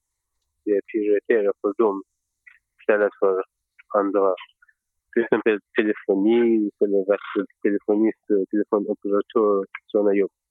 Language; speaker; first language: Swedish; non-native, fluent; Persian